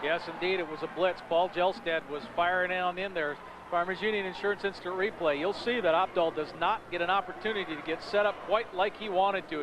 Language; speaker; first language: English; native; English